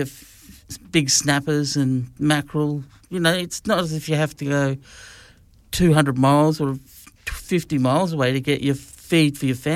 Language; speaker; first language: English; native; English